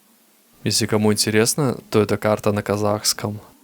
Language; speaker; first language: Russian; native; Russian